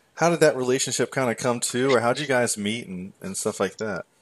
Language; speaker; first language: English; native; English